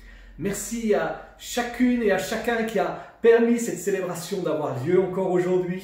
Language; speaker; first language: French; native; French